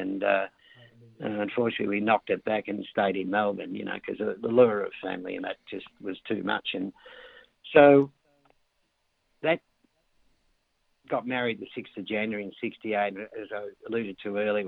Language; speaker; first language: English; native; English